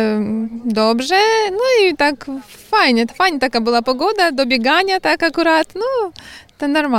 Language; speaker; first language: Polish; non-native, learner; Ukrainian